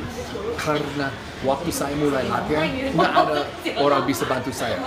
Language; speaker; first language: Indonesian; non-native, fluent; English